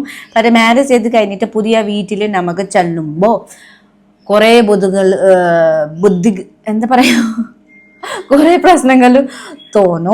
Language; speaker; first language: Malayalam; non-native, learner; Nepali